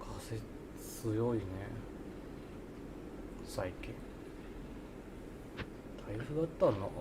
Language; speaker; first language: Japanese; non-native, learner; Chinese